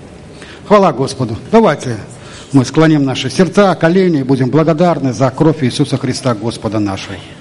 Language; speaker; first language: Russian; native; Russian